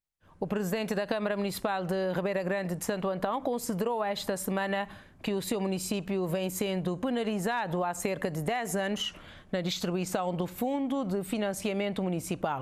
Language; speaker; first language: Portuguese; non-native, local second language; Kabuverdianu